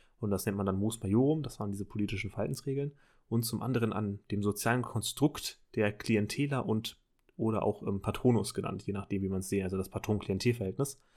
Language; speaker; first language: German; native; German